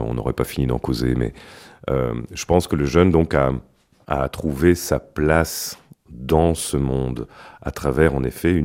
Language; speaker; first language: French; native; French